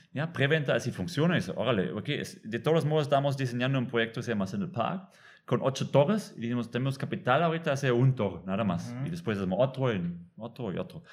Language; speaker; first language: Spanish; non-native, fluent; German